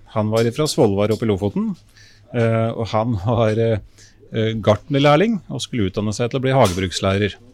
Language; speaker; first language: Norwegian; native; Norwegian